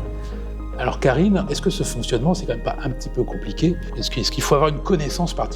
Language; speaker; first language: French; native; French